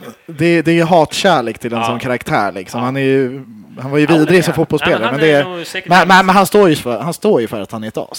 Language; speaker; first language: Swedish; native; Swedish